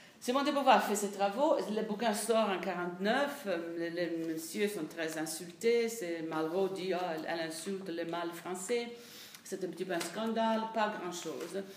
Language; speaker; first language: French; non-native, fluent; Italian